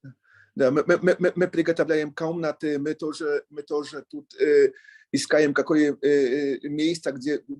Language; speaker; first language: Russian; non-native, learner; Polish